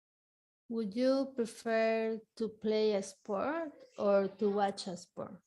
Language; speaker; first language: English; non-native, learner; Spanish